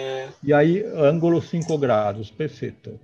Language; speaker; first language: Spanish; non-native, learner; Portuguese